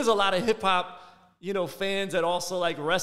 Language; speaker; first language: English; native; English